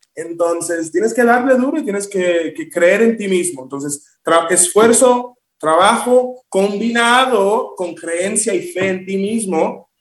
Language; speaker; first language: Spanish; early bilingual, heritage; Spanish